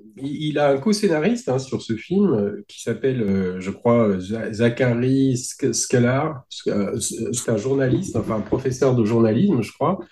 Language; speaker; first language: French; native; French